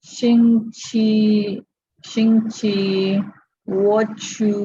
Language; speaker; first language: Chinese; non-native, learner; English